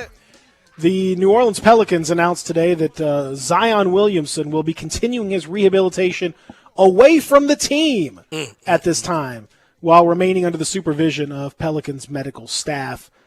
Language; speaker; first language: English; native; English